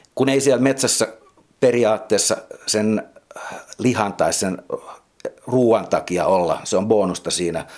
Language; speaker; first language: Finnish; native; Finnish